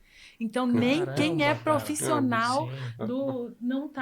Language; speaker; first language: Portuguese; native; Portuguese